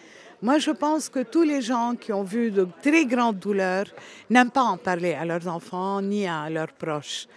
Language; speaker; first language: French; non-native, local second language; Arabic